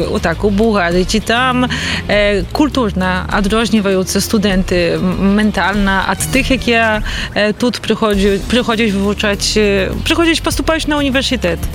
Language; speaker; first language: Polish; non-native, learner; Belarusian